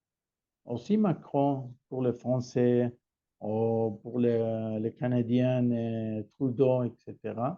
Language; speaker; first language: French; non-native, learner; Hebrew